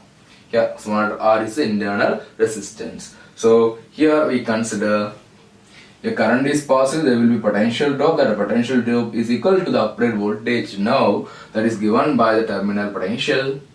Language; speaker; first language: English; non-native, local second language; Malayalam